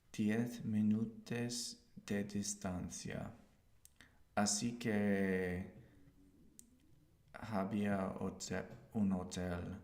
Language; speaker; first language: Spanish; non-native, learner; English